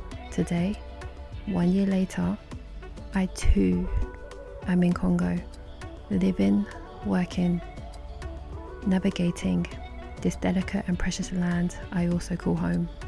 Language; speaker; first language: English; native; English